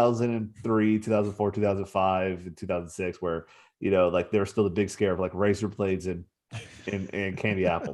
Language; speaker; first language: English; native; English